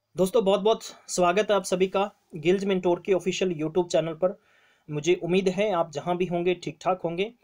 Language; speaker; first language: Hindi; non-native, local second language; Punjabi